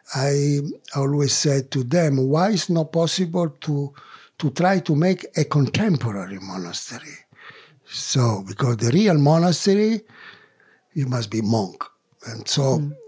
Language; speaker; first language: English; non-native, learner; Italian